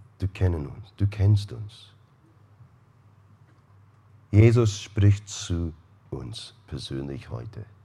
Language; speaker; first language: German; non-native, fluent; English